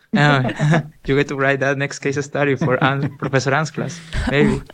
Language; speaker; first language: English; non-native, fluent; Spanish